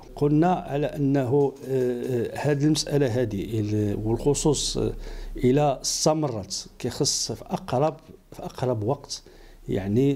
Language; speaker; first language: Arabic; native; Arabic